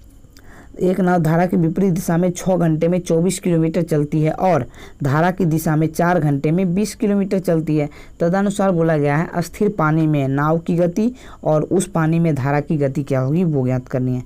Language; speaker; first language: Hindi; native; Hindi